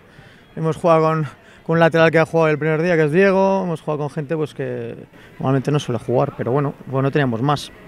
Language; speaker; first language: Spanish; native; Spanish